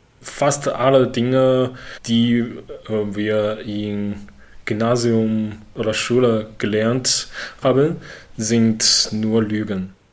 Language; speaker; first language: German; non-native, learner; Chinese